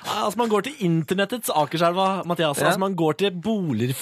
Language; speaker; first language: Norwegian; native; Norwegian